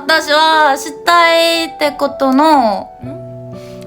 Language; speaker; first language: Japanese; non-native, learner; Korean